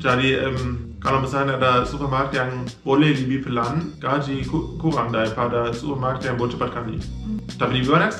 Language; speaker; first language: Indonesian; non-native, fluent; German